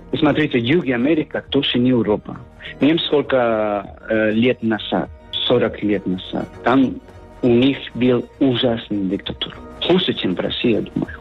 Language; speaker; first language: Russian; non-native, fluent; Spanish